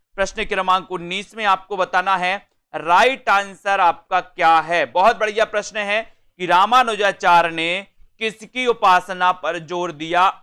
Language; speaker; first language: Hindi; native; Hindi